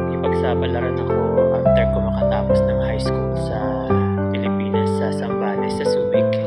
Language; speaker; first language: Filipino; native; Filipino